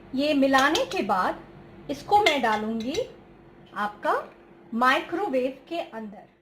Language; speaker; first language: Hindi; non-native, local second language; Bangla